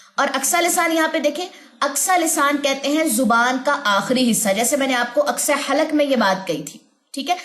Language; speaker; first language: Urdu; native; Urdu